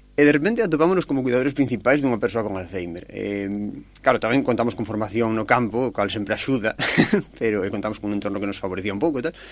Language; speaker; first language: Galician; native; Galician